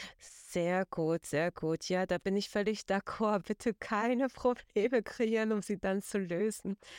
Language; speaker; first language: German; native; German